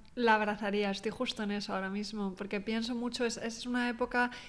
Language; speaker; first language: Spanish; native; Spanish